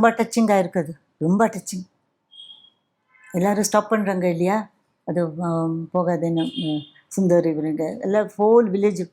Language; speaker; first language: Tamil; non-native, fluent; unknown